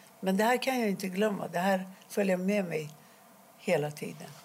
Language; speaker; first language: Swedish; non-native, fluent; Persian